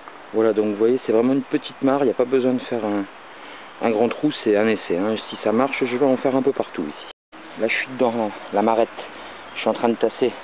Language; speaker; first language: French; native; French